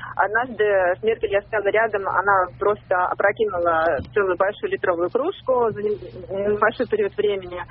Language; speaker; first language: Russian; non-native, fluent; German